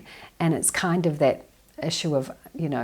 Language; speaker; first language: English; native; English